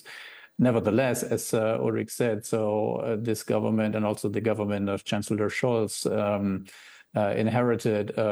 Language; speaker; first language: English; non-native, fluent; German